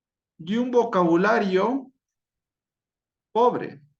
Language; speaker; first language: Spanish; native; Spanish